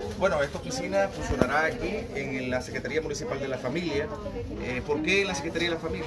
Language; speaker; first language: Spanish; native; Spanish